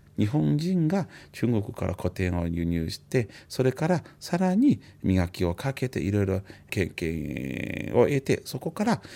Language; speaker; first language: Japanese; non-native, fluent; Chinese